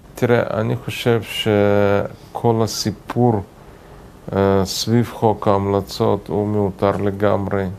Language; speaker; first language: Hebrew; early bilingual, other home language; Russian